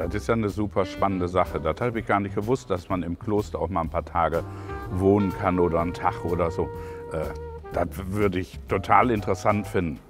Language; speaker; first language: German; native; German